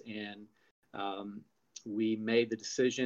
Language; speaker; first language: English; native; English